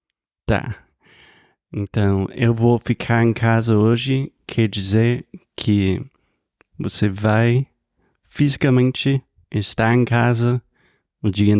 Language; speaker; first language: Portuguese; non-native, fluent; English